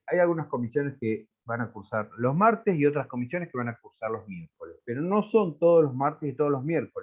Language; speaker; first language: Spanish; native; Spanish